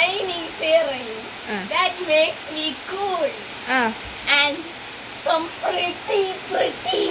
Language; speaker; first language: English; non-native, learner; Malayalam